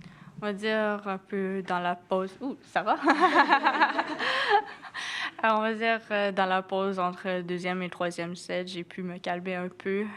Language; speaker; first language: French; non-native, local second language; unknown